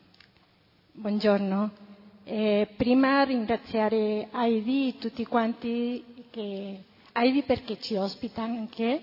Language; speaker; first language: Italian; non-native, fluent; Spanish